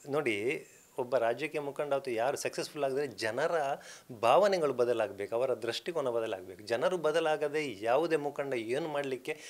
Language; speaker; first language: Kannada; non-native, local second language; Konkani